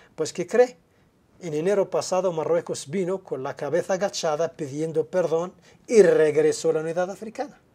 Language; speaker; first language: Spanish; non-native, local second language; Arabic